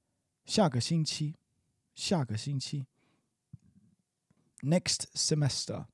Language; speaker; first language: Chinese; non-native, learner; English